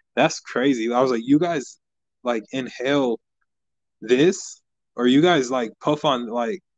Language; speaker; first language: English; native; English